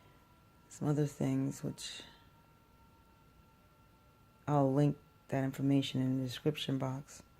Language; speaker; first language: English; native; English